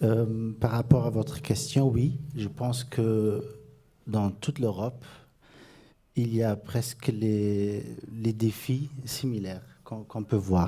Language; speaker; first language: French; non-native, fluent; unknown